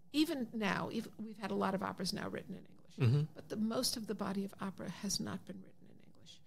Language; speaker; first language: English; native; English